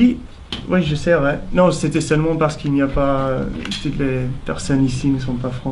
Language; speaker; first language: French; non-native, fluent; English